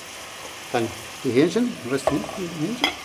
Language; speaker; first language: German; non-native, fluent; Arabic